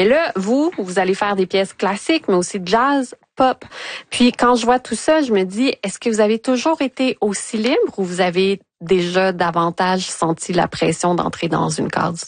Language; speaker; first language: French; native; French